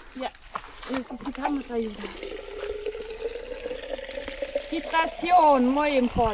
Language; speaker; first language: Spanish; non-native, learner; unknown